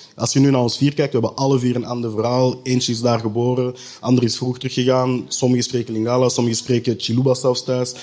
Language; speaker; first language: Dutch; early bilingual, other home language; French